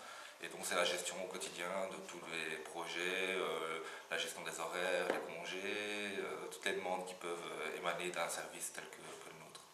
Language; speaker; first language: French; native; French